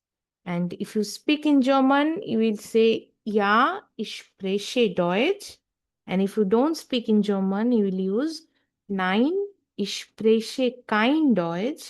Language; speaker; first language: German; non-native, fluent; Hindi